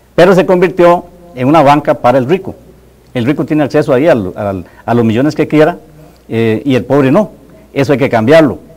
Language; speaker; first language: Spanish; native; Spanish